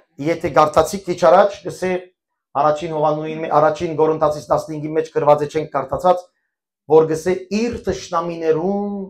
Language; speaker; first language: Armenian; early bilingual, heritage; Armenian